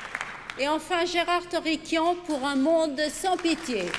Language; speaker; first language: French; native; French